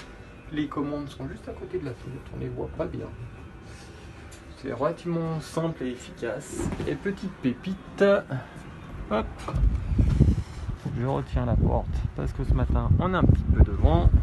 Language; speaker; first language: French; native; French